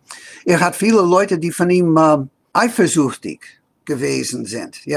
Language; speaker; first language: German; non-native, fluent; English